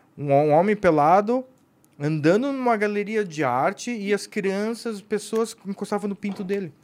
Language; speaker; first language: Portuguese; native; Portuguese